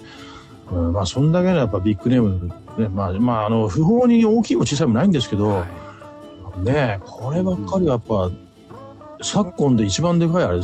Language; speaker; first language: Japanese; native; Japanese